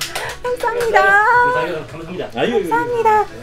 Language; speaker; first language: Korean; non-native, learner; Japanese